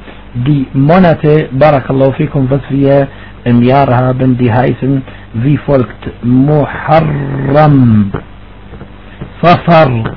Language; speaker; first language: German; non-native, fluent; Arabic